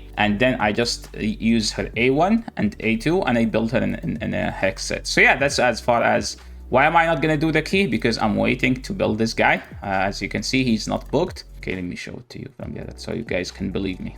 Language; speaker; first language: English; non-native, fluent; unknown